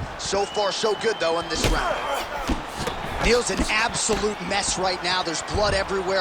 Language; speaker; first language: English; native; English